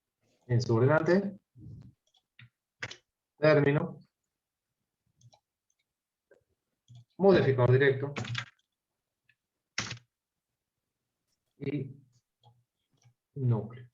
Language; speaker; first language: Spanish; native; Spanish